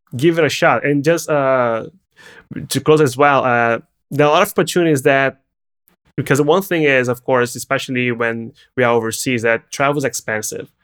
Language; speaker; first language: English; non-native, fluent; Portuguese